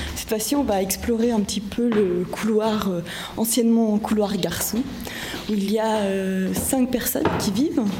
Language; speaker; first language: French; native; French